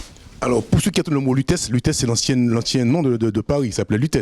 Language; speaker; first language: French; native; French